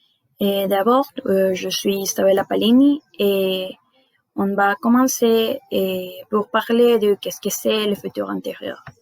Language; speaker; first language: French; non-native, learner; Spanish